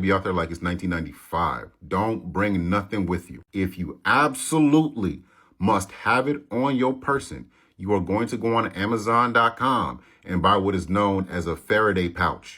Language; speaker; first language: English; native; English